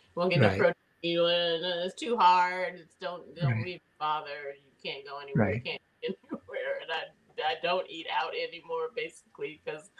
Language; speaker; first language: English; native; English